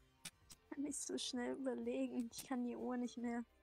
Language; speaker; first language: German; native; German